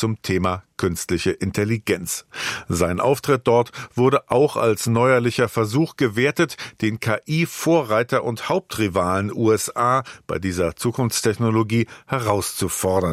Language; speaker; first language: German; native; German